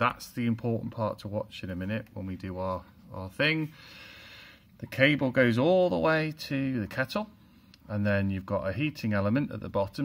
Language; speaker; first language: English; native; English